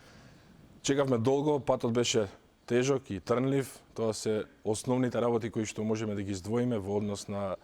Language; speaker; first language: Macedonian; native; Macedonian